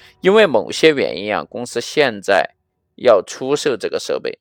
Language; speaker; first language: Chinese; native; Chinese